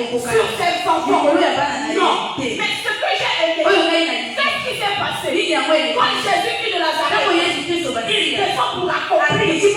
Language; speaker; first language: French; non-native, local second language; Lingala